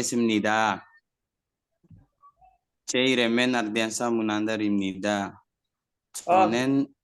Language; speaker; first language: Korean; non-native, learner; Indonesian